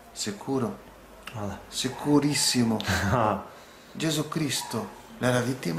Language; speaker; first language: Italian; non-native, learner; Portuguese